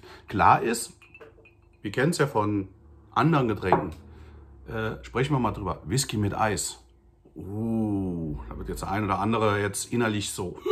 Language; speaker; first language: German; native; German